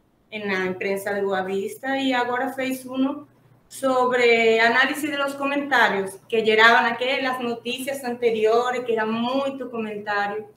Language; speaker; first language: Portuguese; non-native, fluent; Spanish